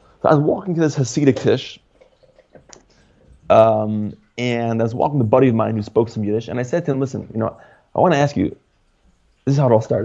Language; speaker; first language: English; native; English